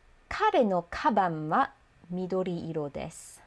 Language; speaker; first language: Japanese; non-native, fluent; English